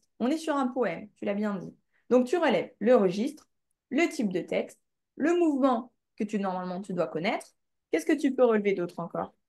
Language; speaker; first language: French; native; French